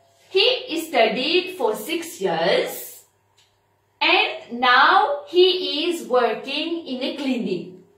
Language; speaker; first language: English; non-native, local second language; Morisyen